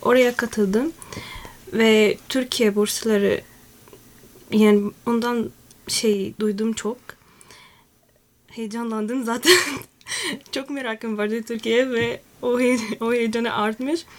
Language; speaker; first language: Turkish; non-native, fluent; Arabic